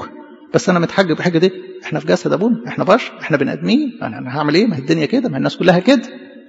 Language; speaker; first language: Arabic; native; Arabic